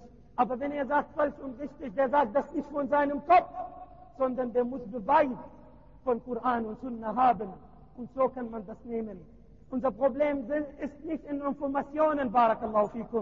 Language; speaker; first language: German; non-native, learner; Arabic